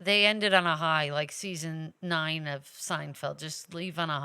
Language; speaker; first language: English; native; English